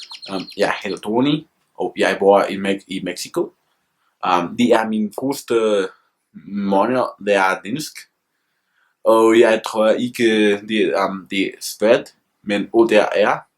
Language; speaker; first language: Danish; non-native, learner; Spanish